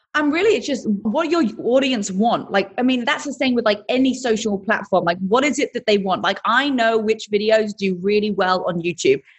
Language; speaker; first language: English; native; English